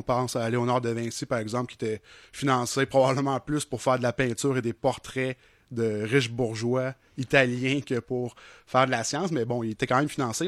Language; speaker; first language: French; native; French